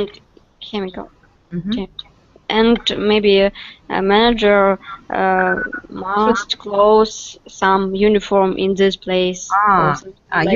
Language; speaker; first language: English; non-native, learner; Russian